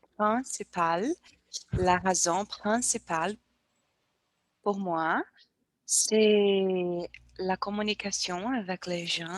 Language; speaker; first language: French; non-native, learner; Portuguese